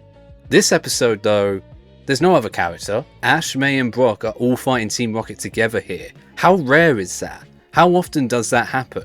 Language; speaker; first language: English; native; English